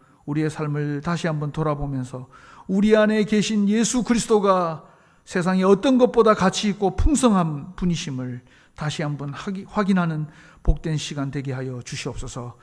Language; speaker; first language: Korean; native; Korean